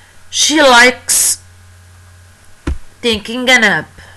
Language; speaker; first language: English; non-native, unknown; Arabic